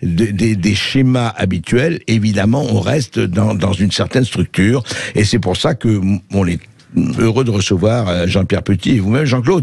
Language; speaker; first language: French; native; French